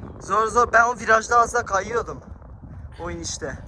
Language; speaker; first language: Turkish; early bilingual, heritage; Turkish